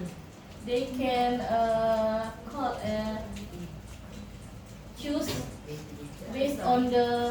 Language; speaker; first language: English; non-native, learner; Indonesian